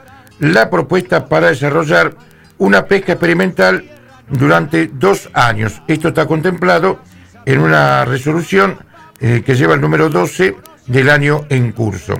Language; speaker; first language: Spanish; native; Spanish